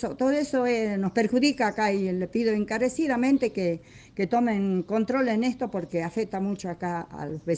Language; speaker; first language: Spanish; native; Spanish